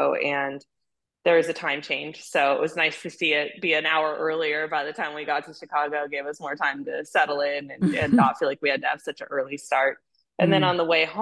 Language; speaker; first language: English; native; English